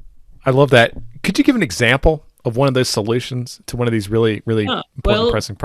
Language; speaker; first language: English; native; English